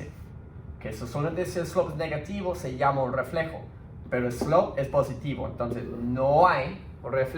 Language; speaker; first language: Spanish; early bilingual, heritage; Spanish